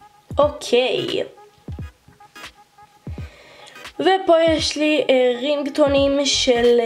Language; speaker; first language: Hebrew; native; Hebrew